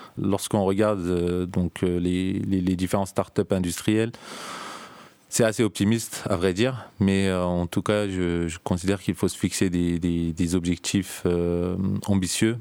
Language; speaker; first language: French; early bilingual, other home language; Turkish